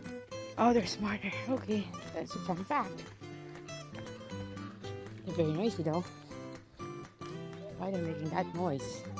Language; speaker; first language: English; non-native, local second language; Filipino